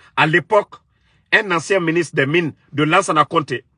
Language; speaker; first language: French; non-native, local second language; Mandingo